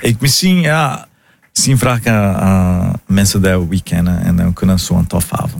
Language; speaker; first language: Dutch; non-native, learner; Portuguese